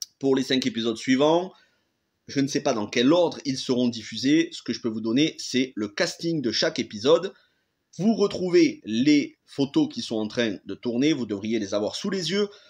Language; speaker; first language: French; native; French